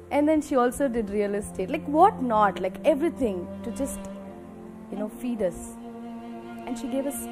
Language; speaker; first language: English; non-native, local second language; Telugu